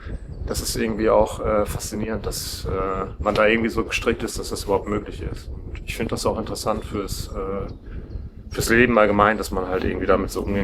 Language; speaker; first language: German; native; German